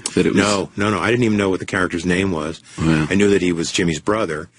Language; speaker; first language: English; native; English